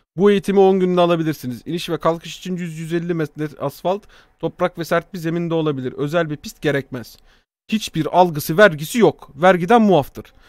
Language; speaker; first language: Turkish; native; Turkish